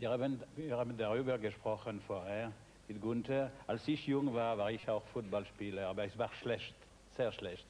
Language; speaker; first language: German; non-native, fluent; French